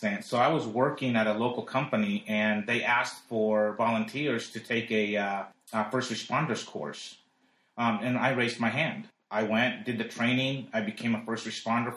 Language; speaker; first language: English; early bilingual, other home language; Spanish